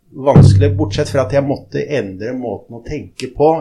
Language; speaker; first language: Norwegian; early bilingual, other home language; Arabic